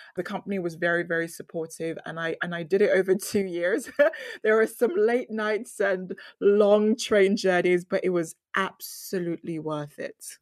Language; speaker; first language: English; non-native, local second language; Yoruba